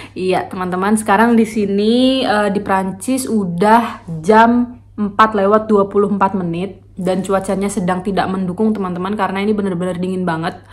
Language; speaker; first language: Indonesian; native; Indonesian